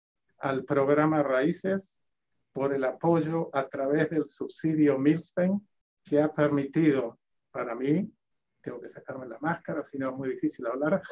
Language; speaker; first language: Spanish; non-native, fluent; English